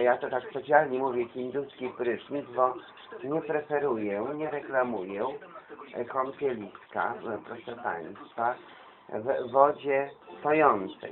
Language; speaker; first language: Polish; native; Polish